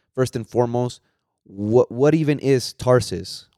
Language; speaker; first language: English; early bilingual, other home language; Spanish